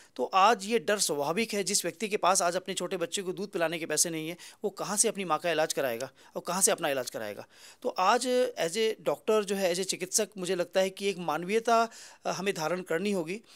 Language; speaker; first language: Hindi; native; Hindi